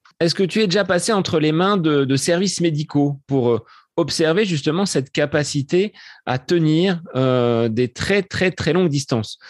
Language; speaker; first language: French; native; French